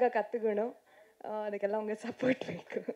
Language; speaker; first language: Tamil; non-native, learner; Kannada